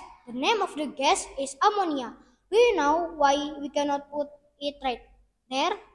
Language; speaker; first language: English; non-native, learner; Indonesian